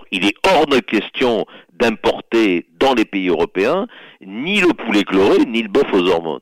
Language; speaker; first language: French; native; French